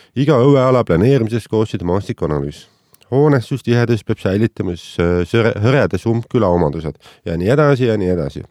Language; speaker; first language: Estonian; native; Estonian